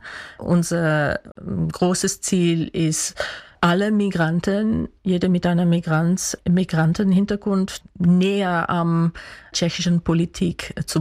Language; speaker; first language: German; non-native, fluent; Dutch